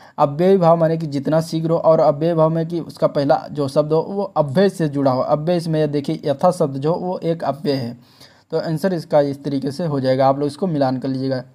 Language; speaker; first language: Hindi; native; Hindi